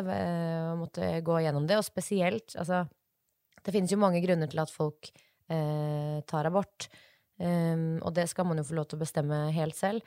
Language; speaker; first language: Norwegian; native; Norwegian